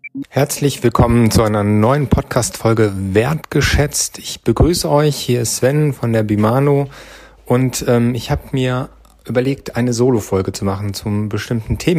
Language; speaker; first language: German; native; German